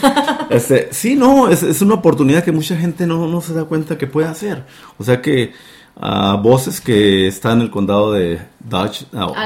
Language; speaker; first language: Spanish; native; Spanish